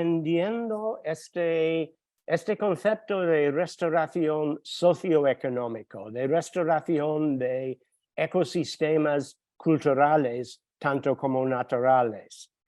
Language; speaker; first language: Spanish; non-native, fluent; English